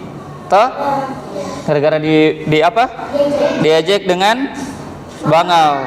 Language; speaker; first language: Indonesian; native; Indonesian